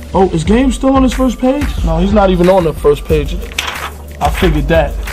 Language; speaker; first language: English; native; English